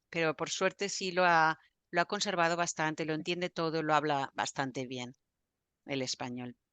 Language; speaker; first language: Spanish; native; Spanish